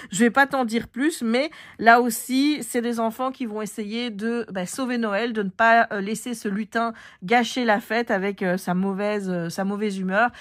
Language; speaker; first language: French; native; French